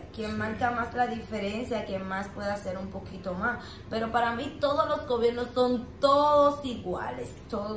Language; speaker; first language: Spanish; native; Spanish